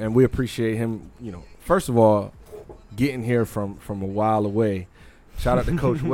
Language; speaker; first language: English; native; English